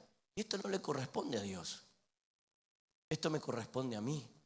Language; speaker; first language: Spanish; native; Spanish